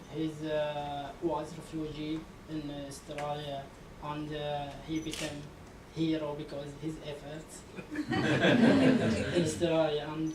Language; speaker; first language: English; non-native, learner; Arabic